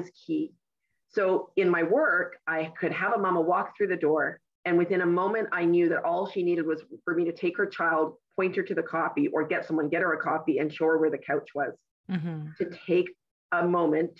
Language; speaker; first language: English; native; English